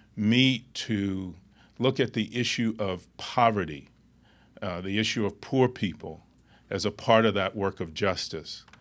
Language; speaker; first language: English; native; English